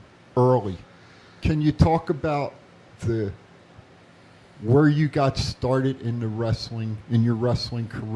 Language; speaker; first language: English; native; English